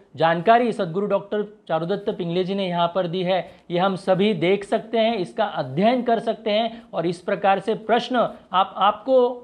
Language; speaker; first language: Hindi; non-native, local second language; Marathi